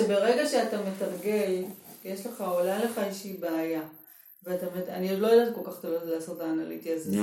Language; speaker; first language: Hebrew; native; Hebrew